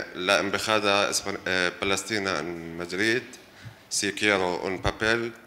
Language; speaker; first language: Spanish; non-native, learner; Arabic